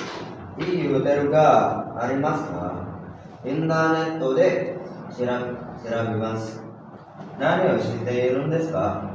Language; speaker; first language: Japanese; non-native, learner; Indonesian